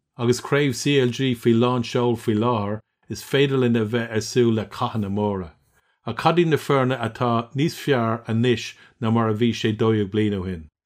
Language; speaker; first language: Irish; non-native, local second language; English